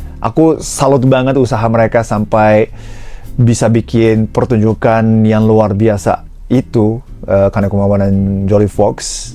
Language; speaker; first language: Indonesian; non-native, fluent; Japanese